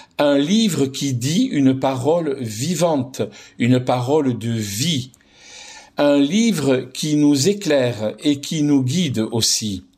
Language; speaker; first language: French; native; French